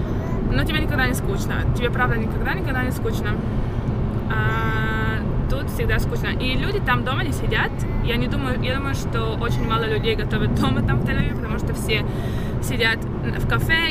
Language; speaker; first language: Russian; early bilingual, heritage; Russian